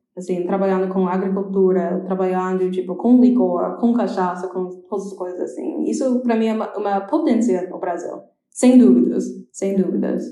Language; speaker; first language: Portuguese; non-native, fluent; English